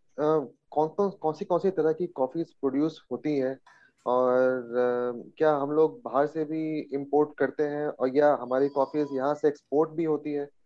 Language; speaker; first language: Hindi; native; Hindi